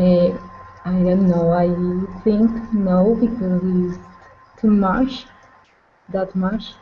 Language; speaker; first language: English; non-native, learner; Spanish